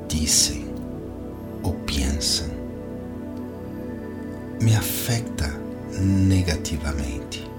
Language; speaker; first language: Spanish; non-native, learner; Portuguese